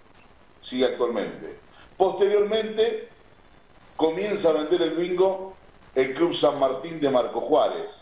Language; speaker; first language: Spanish; native; Spanish